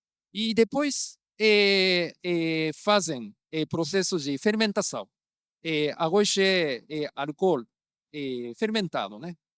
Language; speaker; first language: Portuguese; non-native, fluent; Japanese